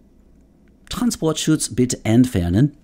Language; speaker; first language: German; non-native, learner; English